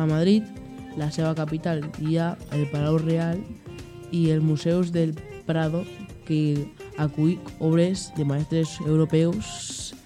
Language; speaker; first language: Catalan; non-native, local second language; Spanish